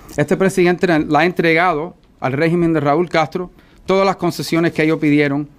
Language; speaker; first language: Spanish; early bilingual, heritage; Spanish